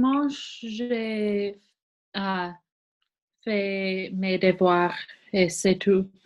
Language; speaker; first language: French; non-native, learner; English